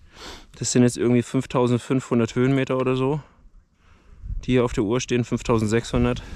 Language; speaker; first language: German; native; German